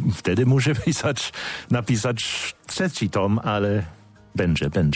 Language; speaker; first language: Polish; non-native, fluent; English